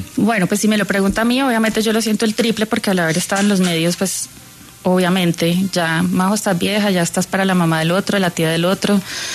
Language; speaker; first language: Spanish; native; Spanish